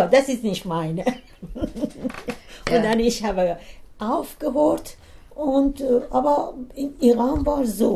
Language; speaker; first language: German; non-native, learner; Persian